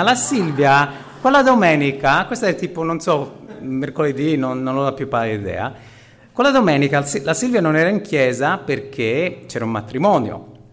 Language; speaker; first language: Italian; non-native, fluent; English